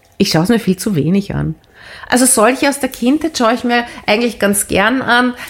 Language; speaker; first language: German; native; German